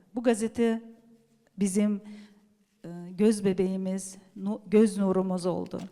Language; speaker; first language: Turkish; early bilingual, heritage; Turkish